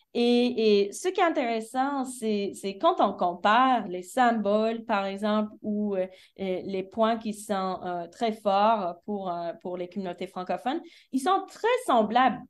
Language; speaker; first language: French; early bilingual, heritage; French